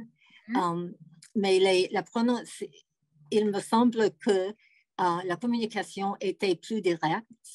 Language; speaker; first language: French; non-native, fluent; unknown